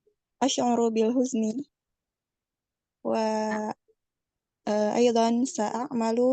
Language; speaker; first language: Arabic; non-native, learner; Indonesian